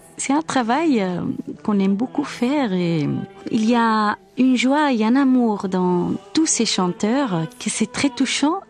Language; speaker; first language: French; non-native, fluent; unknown